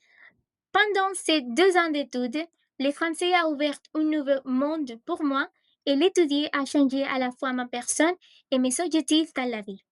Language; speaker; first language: French; non-native, fluent; Spanish